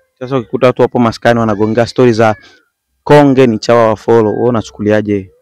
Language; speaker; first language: Swahili; native; Swahili